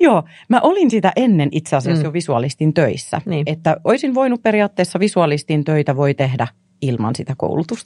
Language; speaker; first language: Finnish; native; Finnish